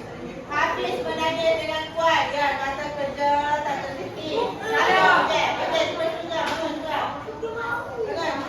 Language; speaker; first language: Malay; native; Malay